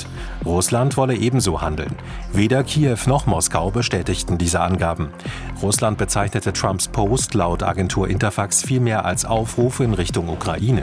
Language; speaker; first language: German; native; German